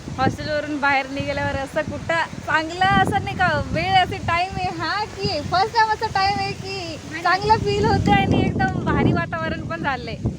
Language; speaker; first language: Marathi; non-native, local second language; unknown